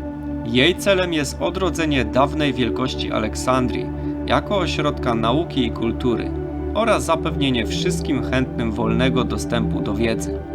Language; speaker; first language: Polish; native; Polish